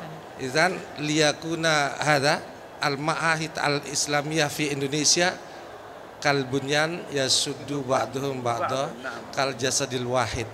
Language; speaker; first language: Arabic; non-native, learner; Indonesian